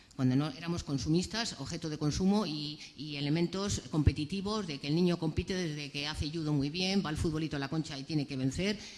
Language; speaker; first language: Spanish; native; Spanish